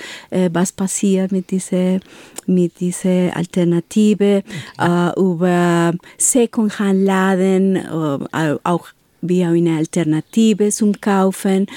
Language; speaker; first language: German; non-native, learner; Spanish